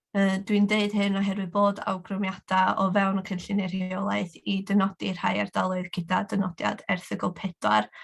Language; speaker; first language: Welsh; native; Welsh